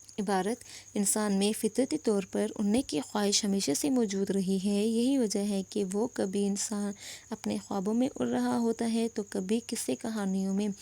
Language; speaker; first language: Urdu; non-native, local second language; Pashto